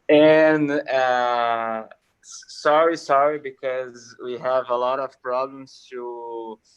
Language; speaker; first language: English; non-native, learner; Portuguese